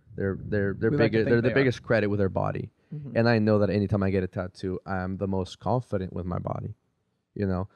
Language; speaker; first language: English; early bilingual, other home language; Spanish